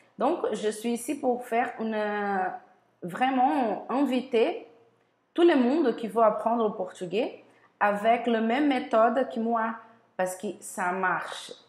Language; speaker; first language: French; non-native, learner; Portuguese